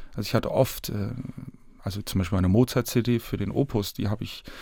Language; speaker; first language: German; native; German